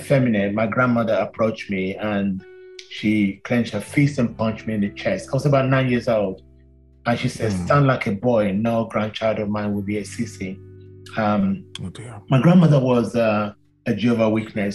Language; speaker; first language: English; non-native, local second language; Yoruba